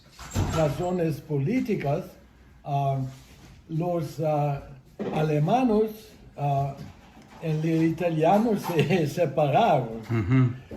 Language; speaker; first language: Spanish; non-native, fluent; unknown